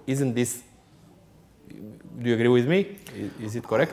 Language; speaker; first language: English; non-native, fluent; Romanian